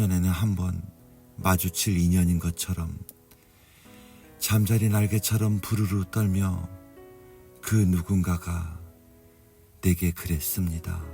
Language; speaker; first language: Korean; native; Korean